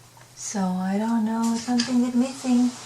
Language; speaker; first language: English; non-native, learner; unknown